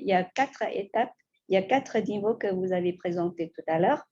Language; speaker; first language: French; non-native, fluent; Lao